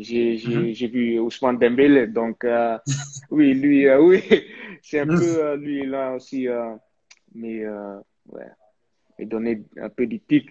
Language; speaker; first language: French; early bilingual, heritage; French